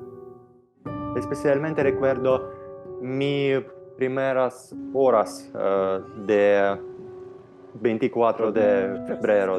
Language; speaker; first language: Spanish; non-native, fluent; Ukrainian